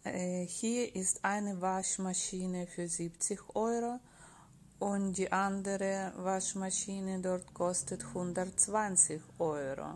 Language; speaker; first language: German; non-native, fluent; Russian